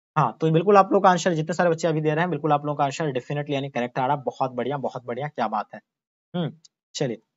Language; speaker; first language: Hindi; native; Hindi